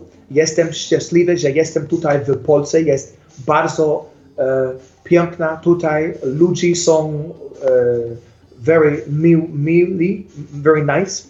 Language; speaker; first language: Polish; non-native, learner; English